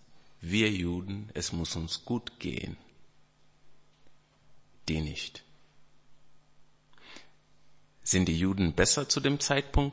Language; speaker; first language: German; non-native, fluent; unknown